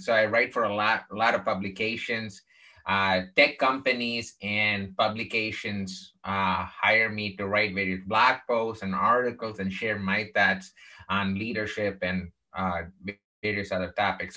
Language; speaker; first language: English; non-native, local second language; Tamil